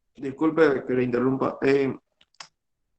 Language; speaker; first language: Spanish; native; Spanish